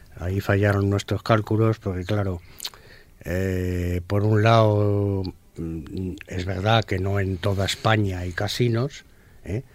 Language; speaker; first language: Spanish; native; Spanish